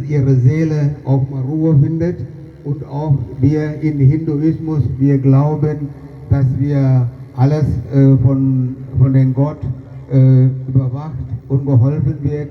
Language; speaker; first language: German; non-native, fluent; Tamil